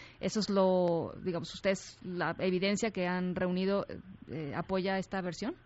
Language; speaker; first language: Spanish; native; Spanish